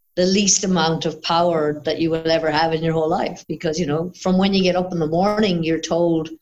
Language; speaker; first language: English; native; English